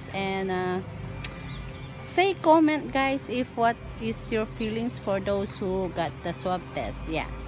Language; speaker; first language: English; non-native, local second language; Filipino